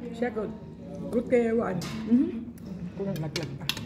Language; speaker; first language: German; non-native, learner; Filipino